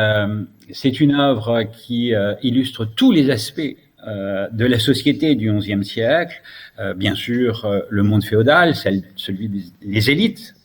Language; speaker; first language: French; native; French